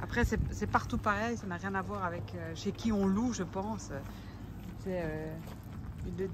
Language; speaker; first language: French; native; French